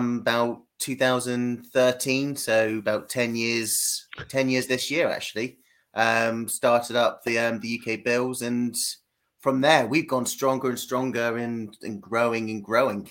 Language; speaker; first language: English; native; English